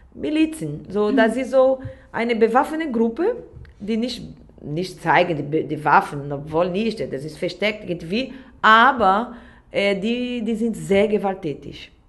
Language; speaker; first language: German; non-native, learner; Portuguese